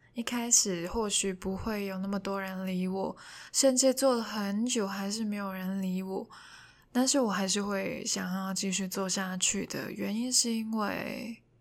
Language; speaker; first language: Chinese; non-native, local second language; Cantonese